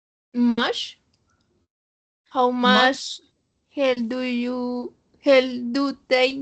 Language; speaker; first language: English; non-native, learner; Spanish